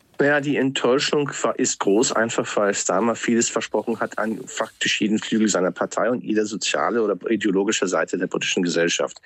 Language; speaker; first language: German; non-native, fluent; English